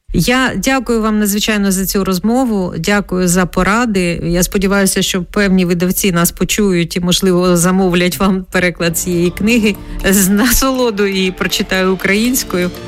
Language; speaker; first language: Ukrainian; native; Ukrainian